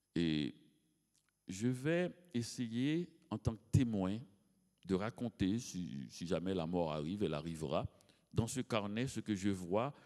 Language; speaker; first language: French; native; French